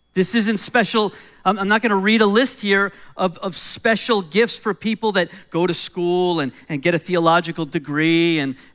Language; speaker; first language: English; native; English